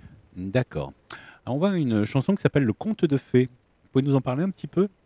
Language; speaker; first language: French; native; French